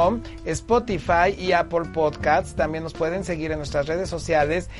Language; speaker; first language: Spanish; native; Spanish